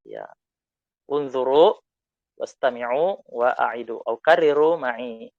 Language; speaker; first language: Arabic; non-native, fluent; Indonesian